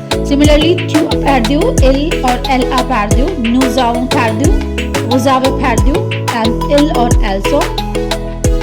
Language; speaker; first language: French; non-native, fluent; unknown